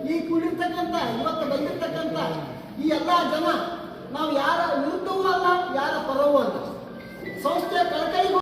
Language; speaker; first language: Kannada; native; Kannada